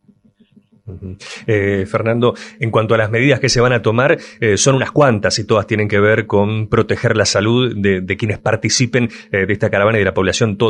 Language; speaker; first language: Spanish; native; Spanish